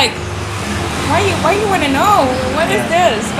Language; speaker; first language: English; non-native, fluent; Swiss German